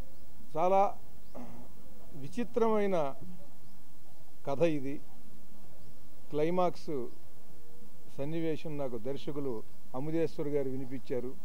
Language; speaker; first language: Telugu; native; Telugu